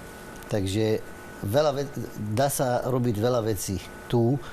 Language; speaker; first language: Slovak; non-native, learner; Arabic